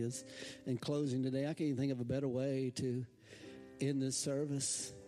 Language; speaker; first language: English; native; English